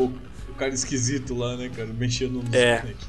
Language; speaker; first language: Portuguese; native; Portuguese